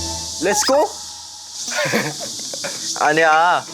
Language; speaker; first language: Korean; non-native, learner; Japanese